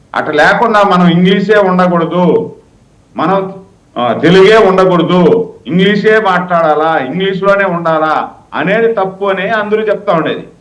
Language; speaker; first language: Telugu; native; Telugu